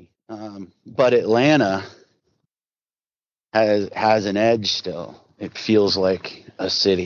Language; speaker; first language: English; native; English